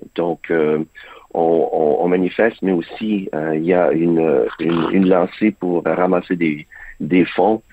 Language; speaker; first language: French; early bilingual, other home language; Ukrainian